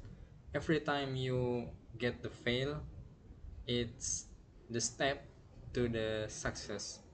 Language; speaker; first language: English; non-native, learner; Indonesian